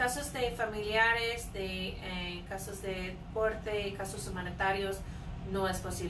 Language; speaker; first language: Spanish; non-native, fluent; English